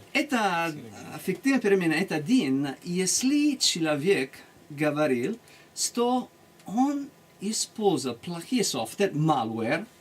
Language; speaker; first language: Russian; non-native, learner; Italian